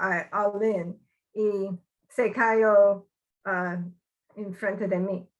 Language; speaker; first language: Spanish; non-native, learner; English